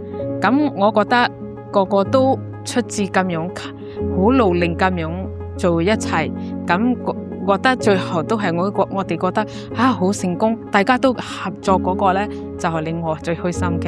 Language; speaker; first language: Cantonese; non-native, fluent; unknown